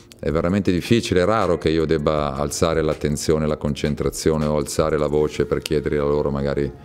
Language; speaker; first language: Italian; native; Italian